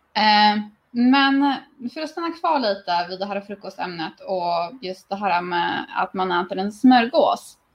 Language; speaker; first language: Swedish; native; Swedish